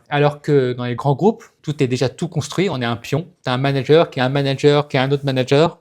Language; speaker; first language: French; native; French